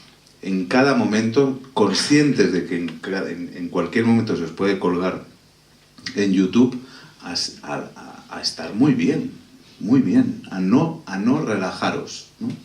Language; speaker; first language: Spanish; native; Spanish